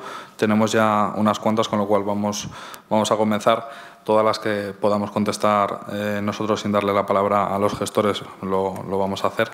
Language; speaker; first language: Spanish; native; Spanish